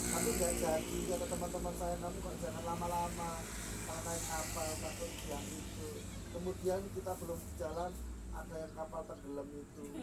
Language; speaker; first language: Indonesian; non-native, local second language; Javanese